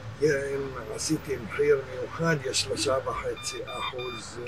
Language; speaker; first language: Hebrew; early bilingual, other home language; Arabic